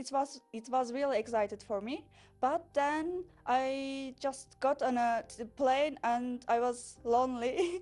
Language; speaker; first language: English; non-native, learner; Turkish